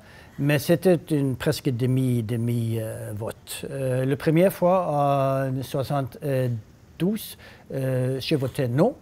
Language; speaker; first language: French; non-native, learner; Norwegian